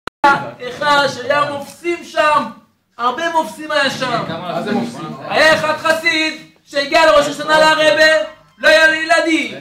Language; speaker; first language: Hebrew; non-native, fluent; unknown